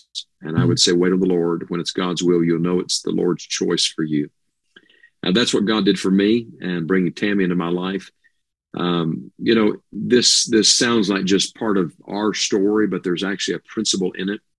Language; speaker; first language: English; native; English